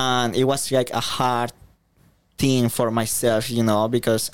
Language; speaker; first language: English; non-native, fluent; Spanish